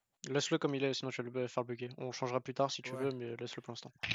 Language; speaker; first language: French; native; French